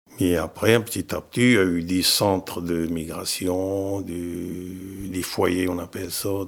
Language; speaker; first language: French; non-native, fluent; Arabic